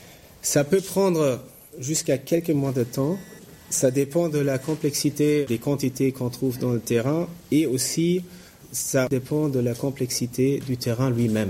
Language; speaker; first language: French; non-native, fluent; German